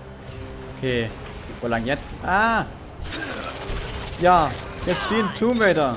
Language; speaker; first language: German; native; German